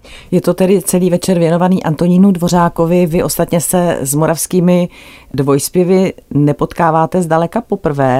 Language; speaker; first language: Czech; native; Czech